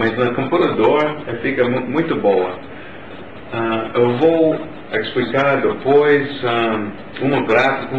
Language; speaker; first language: Portuguese; non-native, learner; English